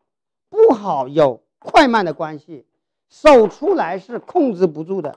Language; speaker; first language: Chinese; native; Chinese